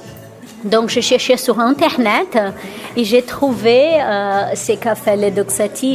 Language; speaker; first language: French; non-native, fluent; Portuguese